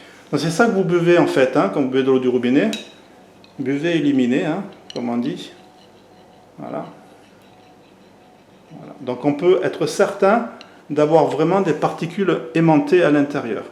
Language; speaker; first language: French; native; French